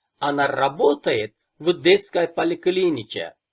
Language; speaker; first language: Russian; non-native, fluent; Turkish